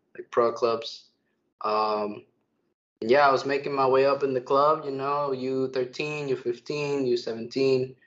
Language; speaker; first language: English; early bilingual, other home language; Spanish